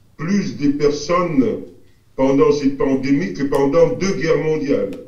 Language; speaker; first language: French; non-native, fluent; Russian